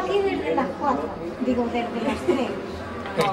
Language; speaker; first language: Spanish; native; Spanish